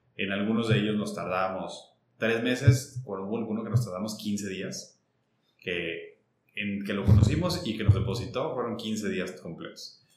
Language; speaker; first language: Spanish; native; Spanish